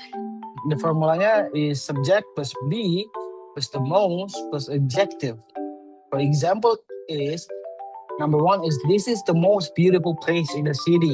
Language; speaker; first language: English; non-native, learner; Indonesian